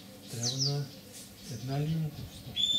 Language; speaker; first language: Bulgarian; non-native, learner; Russian